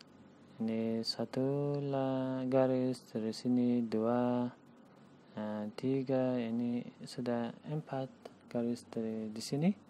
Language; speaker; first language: Indonesian; non-native, learner; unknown